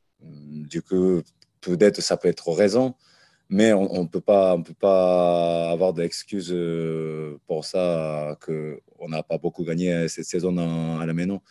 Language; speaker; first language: French; non-native, learner; Japanese